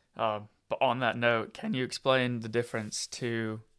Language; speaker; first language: English; native; English